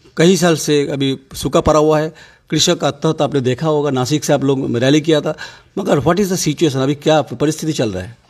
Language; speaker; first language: Hindi; non-native, local second language; Bangla